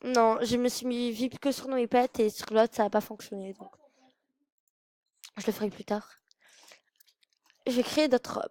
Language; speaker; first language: French; native; French